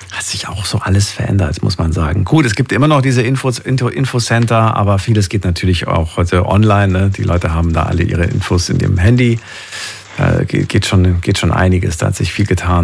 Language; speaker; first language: German; native; German